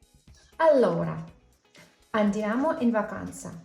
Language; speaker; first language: Italian; non-native, fluent; English